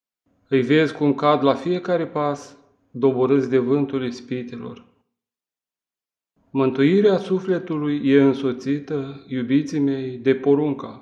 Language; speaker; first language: Romanian; native; Romanian